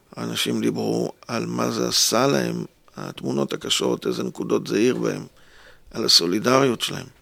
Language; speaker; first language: Hebrew; native; Hebrew